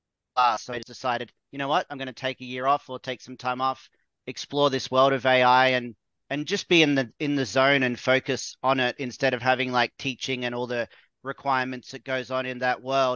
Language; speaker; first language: English; native; English